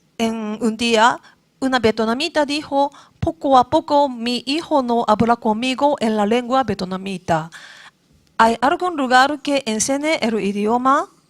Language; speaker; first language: Spanish; non-native, learner; Japanese